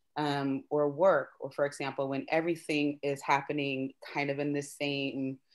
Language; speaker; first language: English; native; English